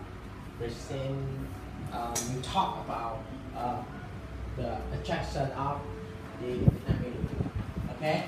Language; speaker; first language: English; non-native, learner; Vietnamese